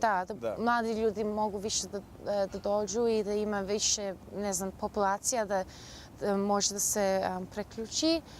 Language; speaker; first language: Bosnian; early bilingual, heritage; Bosnian